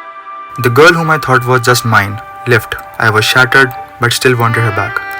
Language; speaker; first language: English; non-native, local second language; Hindi